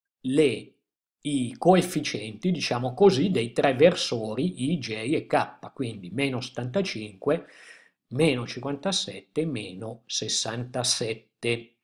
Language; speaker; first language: Italian; native; Italian